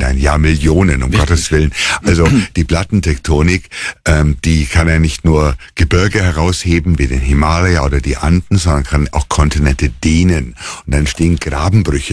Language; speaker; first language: German; native; German